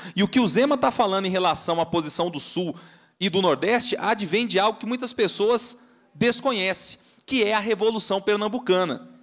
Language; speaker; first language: Portuguese; native; Portuguese